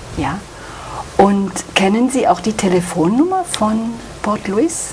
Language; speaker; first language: German; native; German